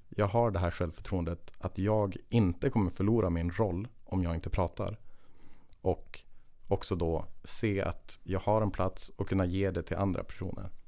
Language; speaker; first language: Swedish; native; Swedish